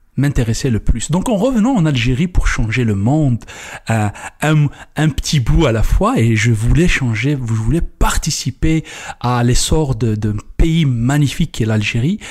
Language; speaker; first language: French; non-native, local second language; Kabyle